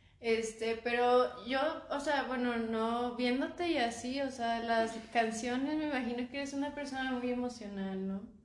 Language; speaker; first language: Spanish; native; Spanish